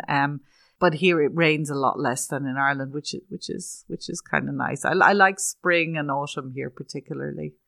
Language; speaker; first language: English; native; English